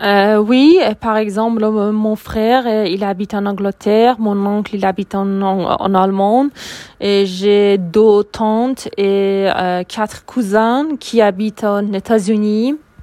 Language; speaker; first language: French; non-native, learner; Persian